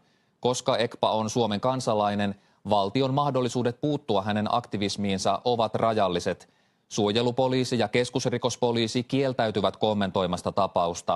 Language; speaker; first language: Finnish; native; Finnish